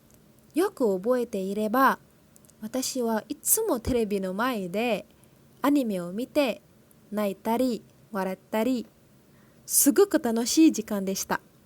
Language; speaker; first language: Japanese; non-native, learner; Malay